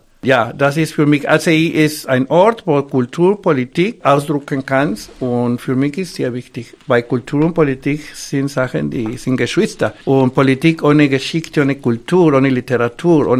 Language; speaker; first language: German; non-native, fluent; Spanish